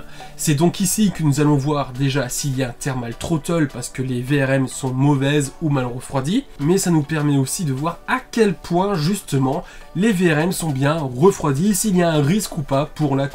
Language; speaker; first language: French; native; French